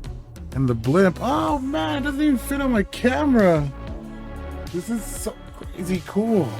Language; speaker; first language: English; native; English